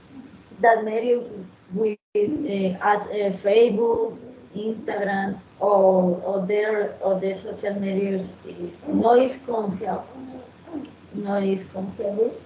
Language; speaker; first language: English; non-native, learner; Spanish